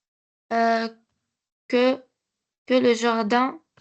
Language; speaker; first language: French; non-native, learner; Arabic